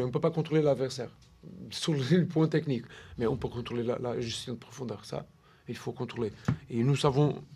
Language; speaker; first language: French; non-native, learner; Portuguese